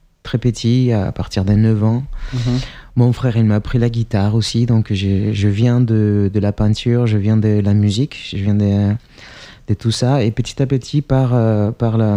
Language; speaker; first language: French; non-native, fluent; Spanish